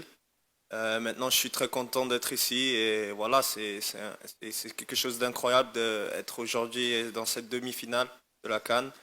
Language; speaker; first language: French; non-native, fluent; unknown